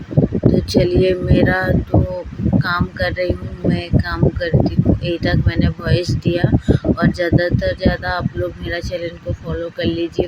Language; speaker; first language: Hindi; non-native, local second language; Bangla